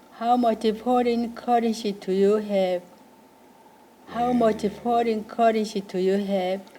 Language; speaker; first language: English; non-native, learner; Korean